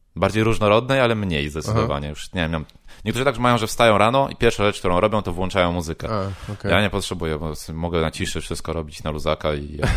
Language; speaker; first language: Polish; native; Polish